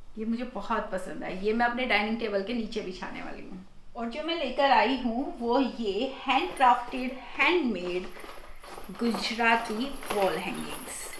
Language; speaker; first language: Hindi; native; Hindi